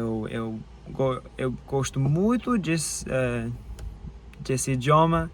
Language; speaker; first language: Portuguese; non-native, learner; English